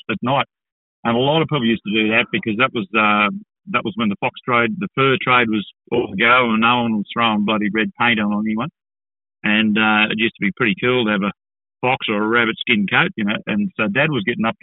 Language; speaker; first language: English; native; English